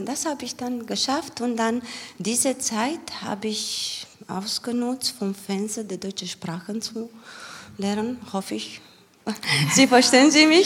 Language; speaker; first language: German; non-native, learner; Romanian